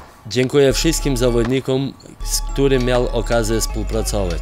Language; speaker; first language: Polish; non-native, fluent; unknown